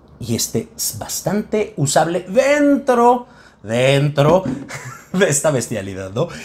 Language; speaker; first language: Spanish; native; Spanish